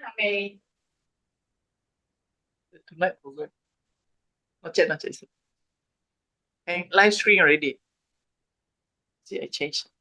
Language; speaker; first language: English; non-native, fluent; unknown